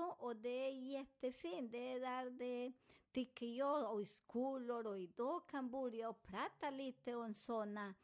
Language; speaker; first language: Swedish; non-native, fluent; Spanish